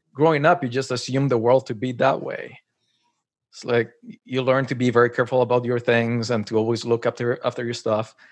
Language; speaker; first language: English; non-native, fluent; Spanish